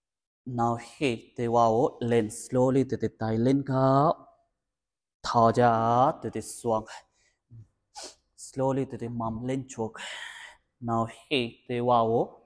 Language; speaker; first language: Vietnamese; non-native, learner; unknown